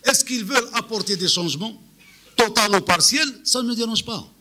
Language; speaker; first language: French; non-native, local second language; Arabic